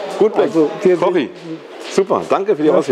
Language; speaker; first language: German; native; German